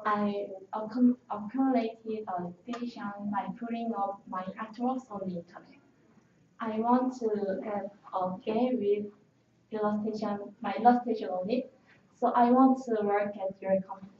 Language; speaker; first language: English; non-native, learner; Korean